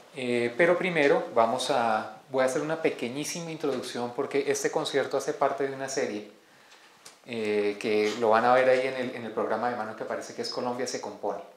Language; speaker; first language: Spanish; native; Spanish